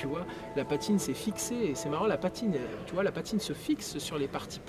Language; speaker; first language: French; native; French